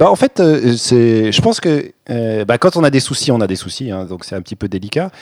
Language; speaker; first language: French; native; French